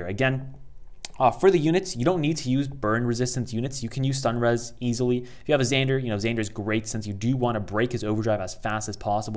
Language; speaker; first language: English; native; English